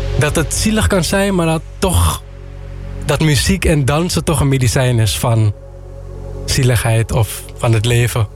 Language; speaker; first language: Dutch; early bilingual, other home language; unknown